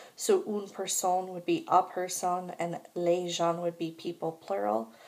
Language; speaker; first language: English; native; English